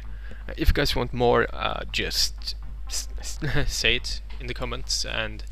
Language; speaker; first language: English; non-native, fluent; Norwegian